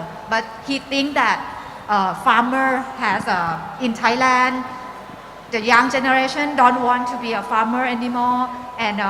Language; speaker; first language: English; non-native, learner; Thai